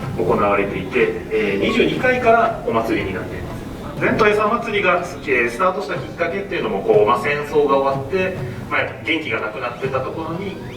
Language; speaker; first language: Japanese; native; Japanese